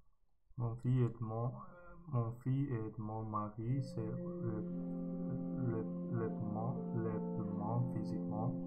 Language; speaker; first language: French; non-native, learner; Chinese